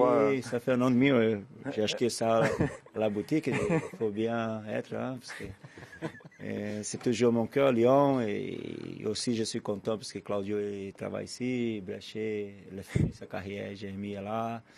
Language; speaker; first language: French; non-native, fluent; Portuguese